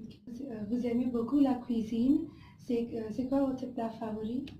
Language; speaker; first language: French; non-native, learner; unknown